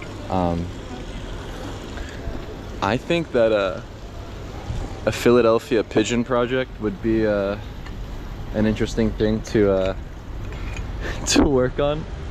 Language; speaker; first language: English; native; English